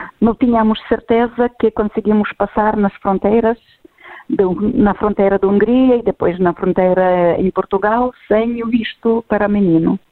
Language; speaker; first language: Portuguese; non-native, fluent; Ukrainian